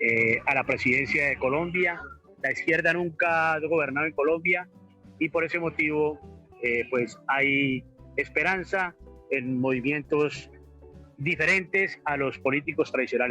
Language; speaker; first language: Spanish; native; Spanish